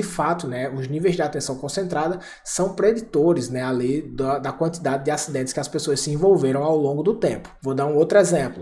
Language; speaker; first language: Portuguese; native; Portuguese